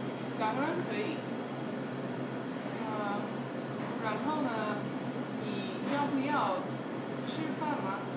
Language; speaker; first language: Chinese; non-native, learner; English